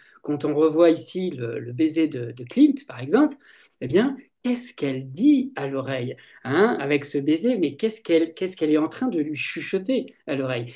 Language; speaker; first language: French; native; French